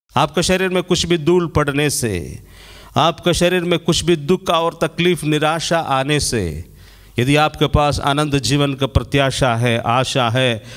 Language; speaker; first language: Hindi; non-native, local second language; Malayalam